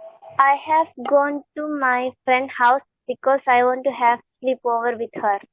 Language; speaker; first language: English; non-native, learner; Tamil